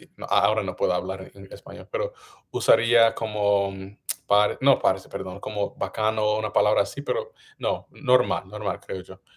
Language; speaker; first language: Spanish; non-native, learner; English